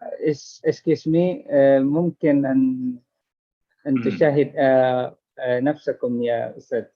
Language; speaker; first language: Arabic; non-native, fluent; Indonesian